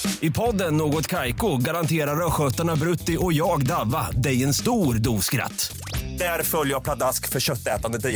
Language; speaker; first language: Swedish; native; Swedish